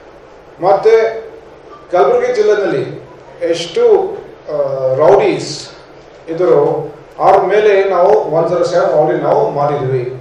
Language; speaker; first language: Kannada; non-native, fluent; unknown